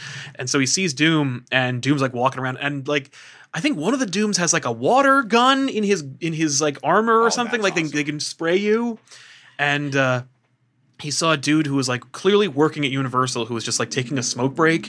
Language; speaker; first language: English; native; English